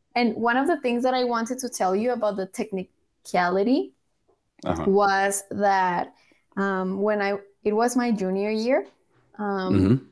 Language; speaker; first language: English; early bilingual, other home language; Spanish